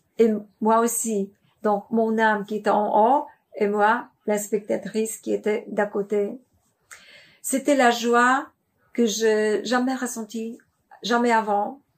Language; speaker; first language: French; non-native, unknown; Polish